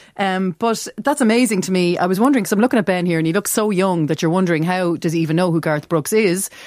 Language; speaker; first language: English; native; English